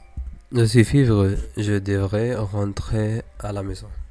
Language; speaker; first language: French; non-native, learner; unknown